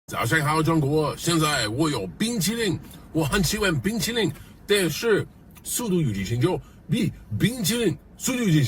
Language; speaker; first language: Chinese; non-native, learner; English